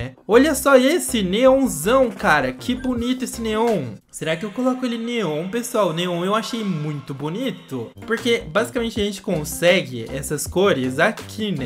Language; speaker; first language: Portuguese; native; Portuguese